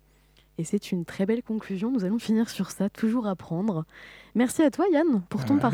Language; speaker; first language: French; native; French